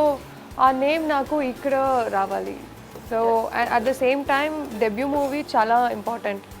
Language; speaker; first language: Telugu; non-native, local second language; Kannada